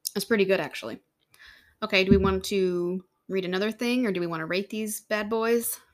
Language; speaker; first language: English; native; English